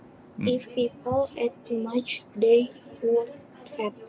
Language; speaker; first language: English; non-native, learner; Indonesian